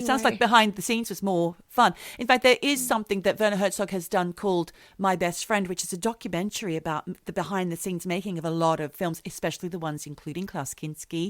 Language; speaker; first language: English; native; English